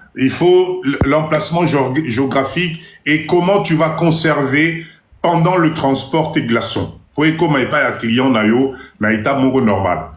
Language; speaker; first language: French; non-native, local second language; Lingala